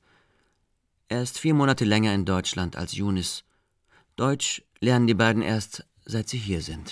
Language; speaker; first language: German; native; German